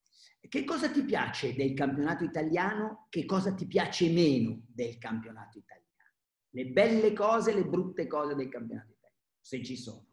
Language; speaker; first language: Italian; native; Italian